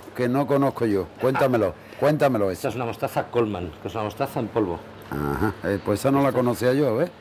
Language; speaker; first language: Spanish; native; Spanish